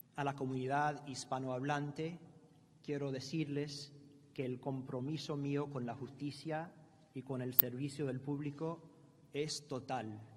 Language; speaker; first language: Spanish; early bilingual, other home language; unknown